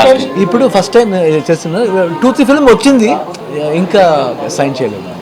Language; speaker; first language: Telugu; non-native, learner; Kannada